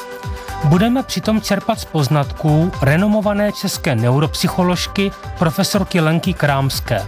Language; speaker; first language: Czech; native; Czech